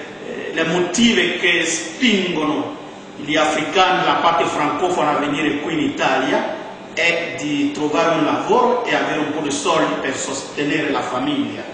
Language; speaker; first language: Italian; non-native, fluent; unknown